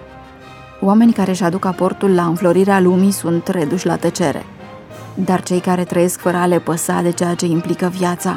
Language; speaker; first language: Romanian; native; Romanian